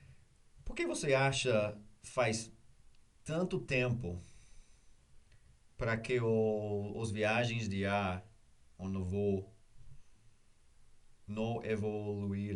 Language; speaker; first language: Portuguese; non-native, learner; English